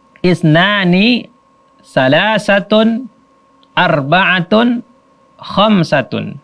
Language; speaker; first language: Arabic; non-native, fluent; Indonesian